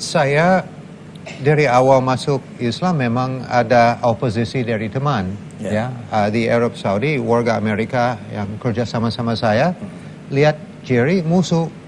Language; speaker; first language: Indonesian; non-native, learner; English